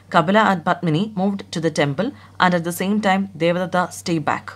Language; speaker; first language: English; non-native, local second language; Malayalam